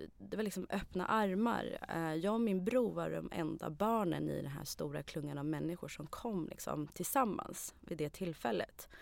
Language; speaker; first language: Swedish; early bilingual, other home language; Arabic